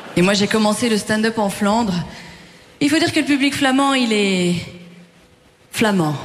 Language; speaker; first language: French; early bilingual, other home language; Persian